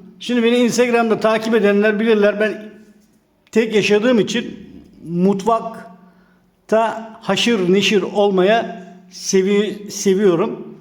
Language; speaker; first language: Turkish; native; Turkish